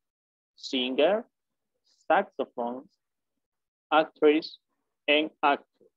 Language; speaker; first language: English; non-native, fluent; Spanish